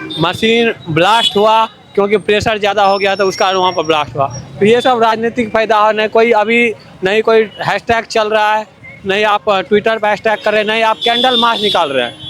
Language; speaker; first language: Hindi; native; Hindi